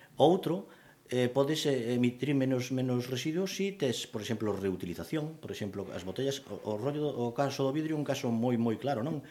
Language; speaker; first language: Galician; native; Galician